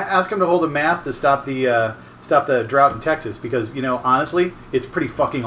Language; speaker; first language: English; native; English